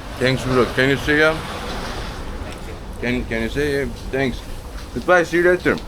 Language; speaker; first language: English; non-native, learner; Turkish